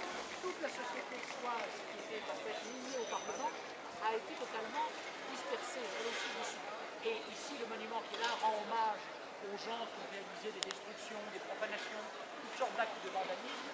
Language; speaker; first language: French; native; French